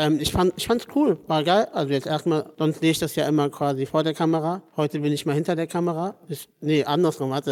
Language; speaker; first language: German; native; German